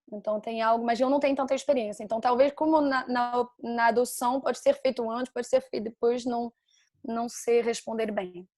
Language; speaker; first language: Portuguese; non-native, fluent; French